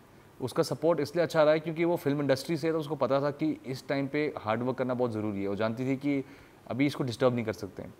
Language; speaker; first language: Hindi; native; Hindi